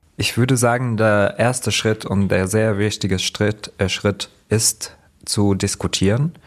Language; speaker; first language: German; non-native, fluent; Arabic